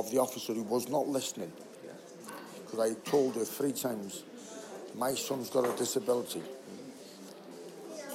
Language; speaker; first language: English; native; English